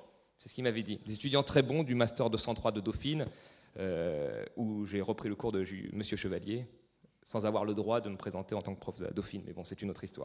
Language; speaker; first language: French; native; French